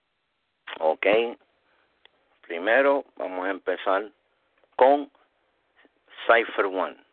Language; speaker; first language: Spanish; early bilingual, heritage; Spanish